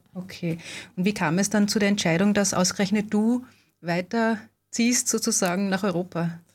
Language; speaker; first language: German; native; German